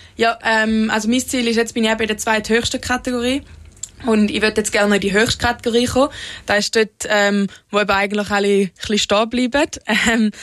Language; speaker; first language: German; native; German